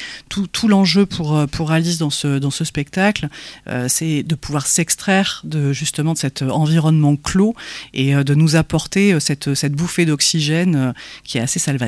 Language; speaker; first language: French; native; French